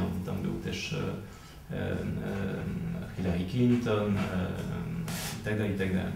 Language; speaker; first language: Polish; non-native, fluent; French